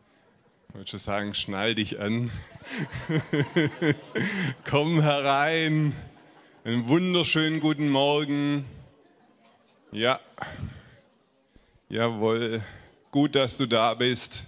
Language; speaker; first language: German; native; German